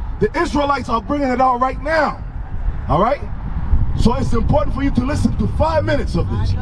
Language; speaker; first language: English; early bilingual, other home language; Spanish